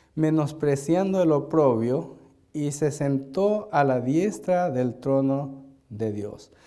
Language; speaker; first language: English; non-native, learner; Spanish